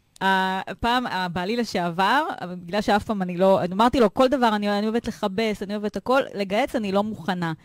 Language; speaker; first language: Hebrew; native; Hebrew